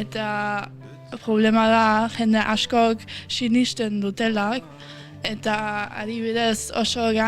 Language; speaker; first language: Basque; non-native, fluent; German